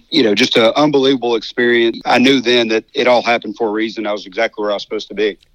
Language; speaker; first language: English; native; English